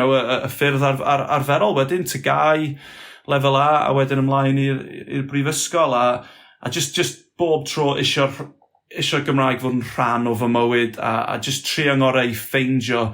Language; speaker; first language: Welsh; non-native, local second language; English